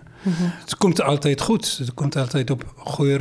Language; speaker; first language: Dutch; non-native, fluent; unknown